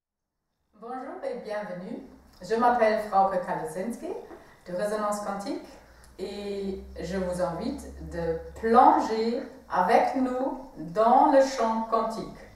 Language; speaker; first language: French; non-native, fluent; German